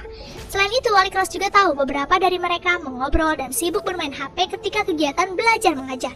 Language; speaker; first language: Indonesian; native; Indonesian